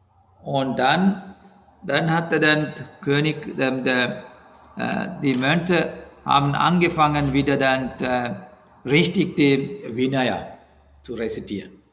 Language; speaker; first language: German; non-native, learner; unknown